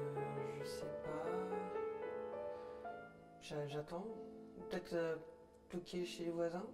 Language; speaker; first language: French; native; French